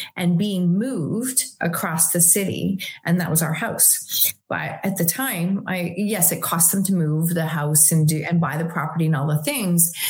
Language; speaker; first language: English; native; English